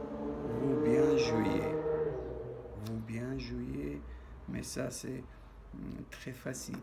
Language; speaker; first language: French; non-native, learner; Armenian